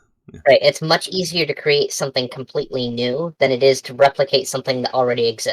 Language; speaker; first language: English; native; English